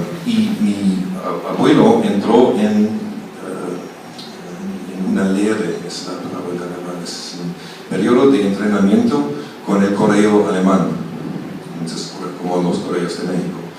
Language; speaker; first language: Spanish; non-native, fluent; German